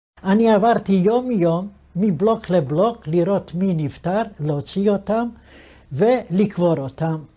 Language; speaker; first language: Hebrew; non-native, fluent; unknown